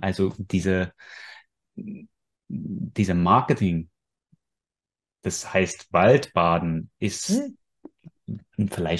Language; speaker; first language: German; non-native, fluent; English